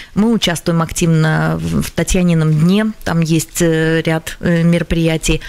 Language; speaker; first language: Russian; non-native, local second language; Latvian